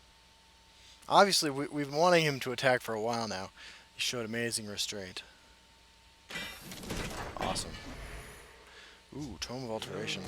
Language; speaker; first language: English; native; English